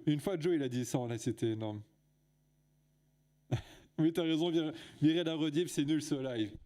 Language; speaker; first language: French; native; French